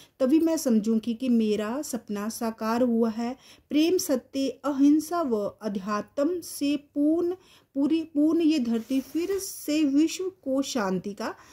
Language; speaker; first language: Hindi; native; Hindi